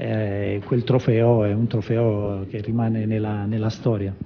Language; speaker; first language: Italian; native; Italian